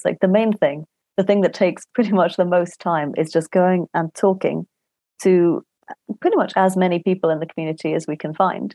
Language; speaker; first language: English; native; English